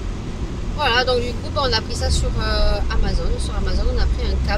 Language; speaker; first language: French; native; French